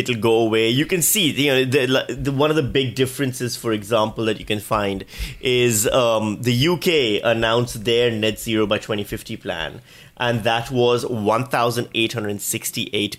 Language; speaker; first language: English; non-native, local second language; Urdu